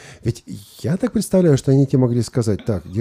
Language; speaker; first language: Russian; native; Russian